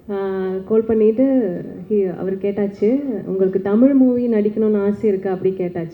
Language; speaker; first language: Tamil; non-native, learner; Malayalam